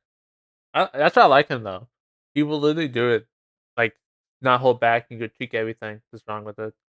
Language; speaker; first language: English; native; English